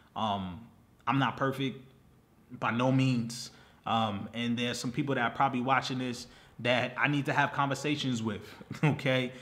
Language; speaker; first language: English; native; English